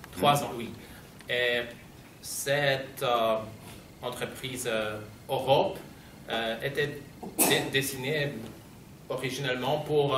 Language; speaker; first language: French; non-native, fluent; Polish